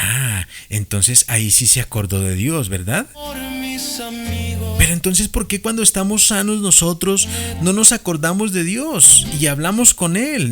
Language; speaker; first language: Spanish; native; Spanish